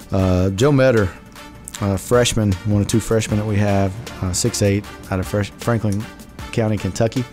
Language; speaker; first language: English; native; English